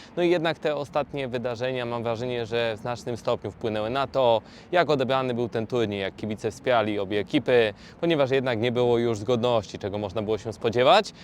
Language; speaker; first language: Polish; native; Polish